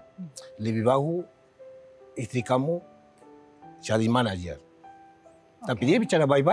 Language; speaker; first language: Indonesian; non-native, learner; Spanish